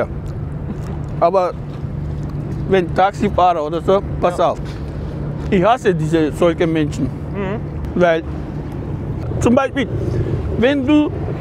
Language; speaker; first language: German; non-native, local second language; Turkish